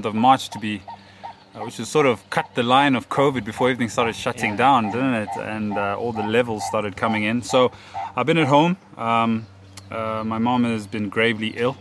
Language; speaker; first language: English; native; English